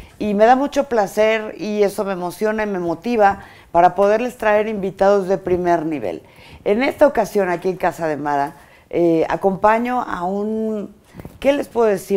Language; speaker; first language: Spanish; native; Spanish